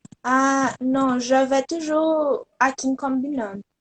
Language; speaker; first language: French; non-native, learner; Portuguese